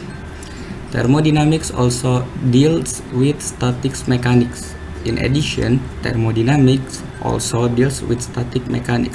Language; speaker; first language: English; non-native, learner; Indonesian